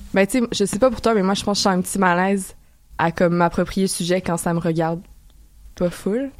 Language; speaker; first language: French; native; French